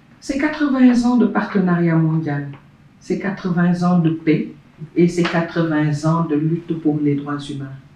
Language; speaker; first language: French; non-native, local second language; Wolof